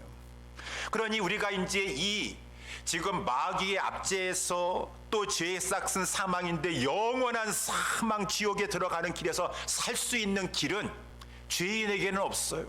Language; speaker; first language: Korean; native; Korean